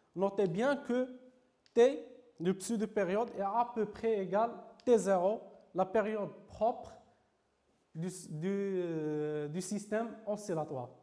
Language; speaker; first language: French; non-native, local second language; Arabic